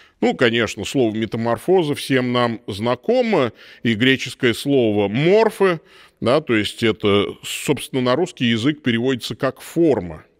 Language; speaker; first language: Russian; native; Russian